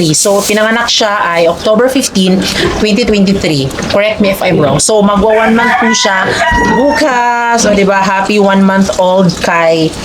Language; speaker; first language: Filipino; non-native, local second language; Cebuano